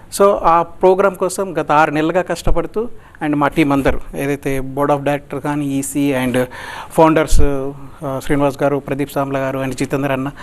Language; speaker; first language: Telugu; native; Telugu